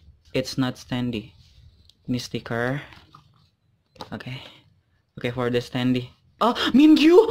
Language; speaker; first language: English; non-native, learner; Indonesian